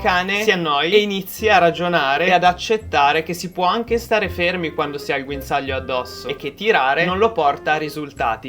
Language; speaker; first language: Italian; native; Italian